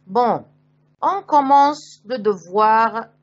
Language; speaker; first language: French; non-native, fluent; Arabic